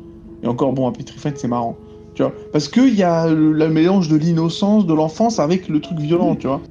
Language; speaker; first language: French; native; French